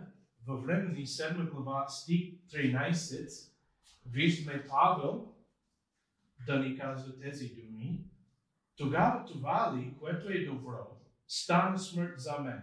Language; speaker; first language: Bulgarian; non-native, fluent; English